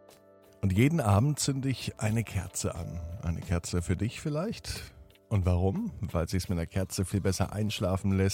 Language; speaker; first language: German; native; German